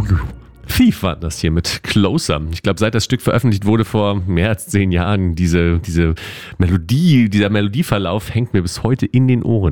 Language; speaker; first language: German; native; German